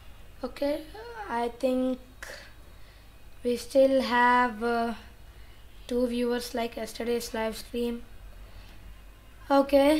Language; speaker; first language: English; non-native, local second language; Telugu